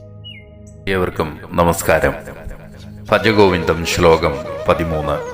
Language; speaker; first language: Malayalam; native; Malayalam